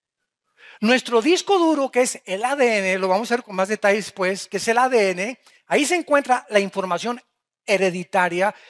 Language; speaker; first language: Spanish; native; Spanish